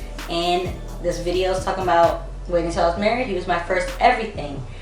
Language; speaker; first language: English; native; English